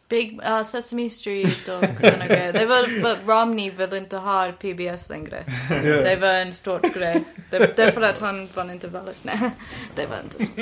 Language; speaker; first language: Swedish; non-native, learner; English